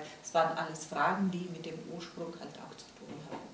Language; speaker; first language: German; non-native, fluent; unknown